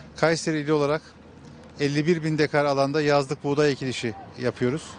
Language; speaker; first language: Turkish; native; Turkish